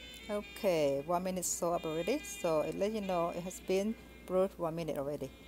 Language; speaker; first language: English; non-native, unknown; Vietnamese